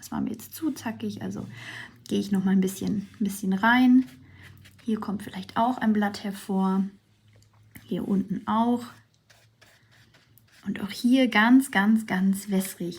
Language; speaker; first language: German; native; German